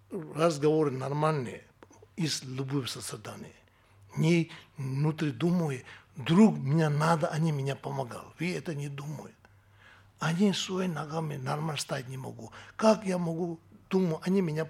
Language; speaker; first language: Russian; non-native, learner; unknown